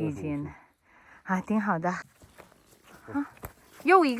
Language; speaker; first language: Chinese; non-native, learner; Filipino